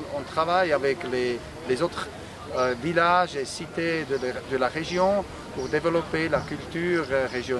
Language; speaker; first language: French; non-native, local second language; German